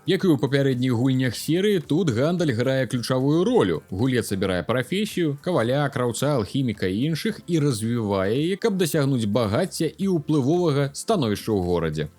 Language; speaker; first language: Belarusian; native; Belarusian